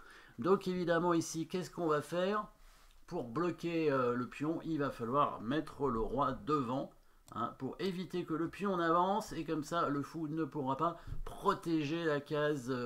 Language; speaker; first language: French; native; French